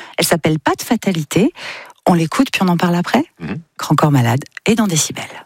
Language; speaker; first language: French; native; French